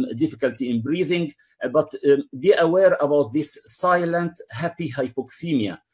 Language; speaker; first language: English; non-native, fluent; Arabic